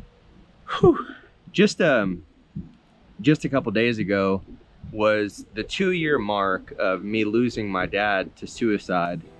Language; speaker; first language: English; native; English